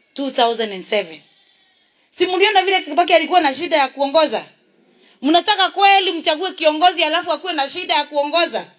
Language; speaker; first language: Swahili; non-native, local second language; Kikuyu